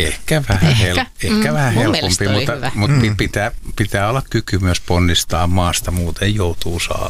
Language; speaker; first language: Finnish; native; Finnish